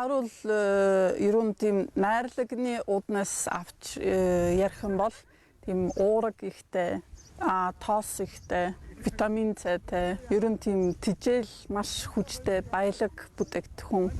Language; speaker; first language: Mongolian; non-native, fluent; Polish